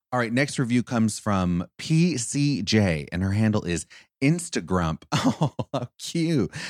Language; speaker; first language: English; early bilingual, other home language; Spanish